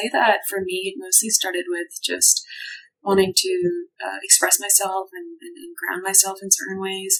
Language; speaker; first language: English; non-native, local second language; Urdu